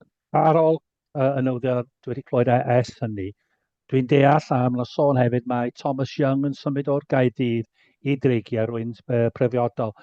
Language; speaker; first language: Welsh; native; Welsh